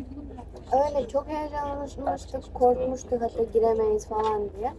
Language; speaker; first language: Turkish; non-native, fluent; Kyrgyz